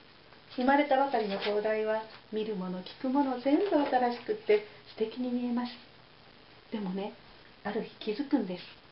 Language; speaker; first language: Japanese; native; Japanese